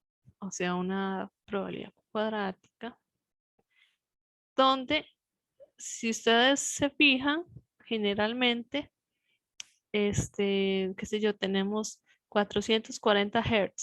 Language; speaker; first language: Spanish; native; Spanish